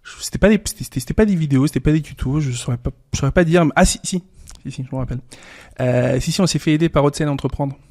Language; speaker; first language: French; early bilingual, other home language; Serbian